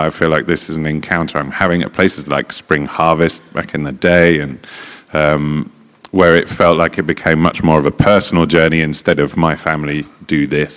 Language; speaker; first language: English; native; English